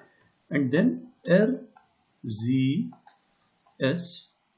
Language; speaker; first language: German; non-native, learner; Hindi